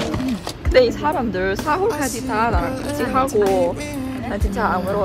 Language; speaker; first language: Korean; non-native, fluent; Indonesian